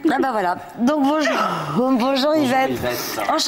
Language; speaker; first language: French; native; French